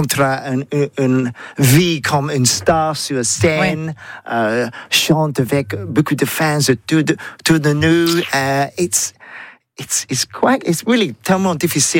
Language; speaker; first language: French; non-native, learner; English